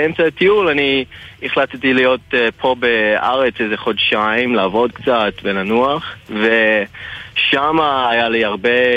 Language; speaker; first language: Hebrew; non-native, fluent; English